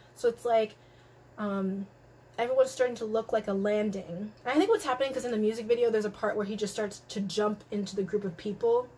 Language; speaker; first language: English; native; English